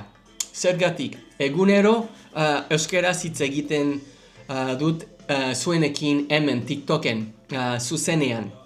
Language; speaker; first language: Basque; non-native, learner; English